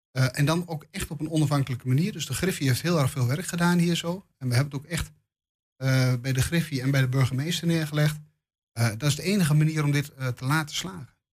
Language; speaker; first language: Dutch; native; Dutch